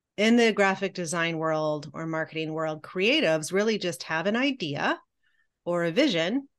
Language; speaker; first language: English; native; English